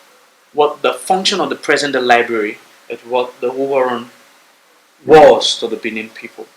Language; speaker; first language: English; non-native, local second language; Bini